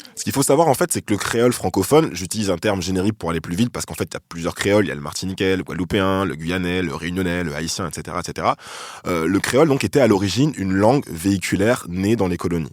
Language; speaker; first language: French; native; French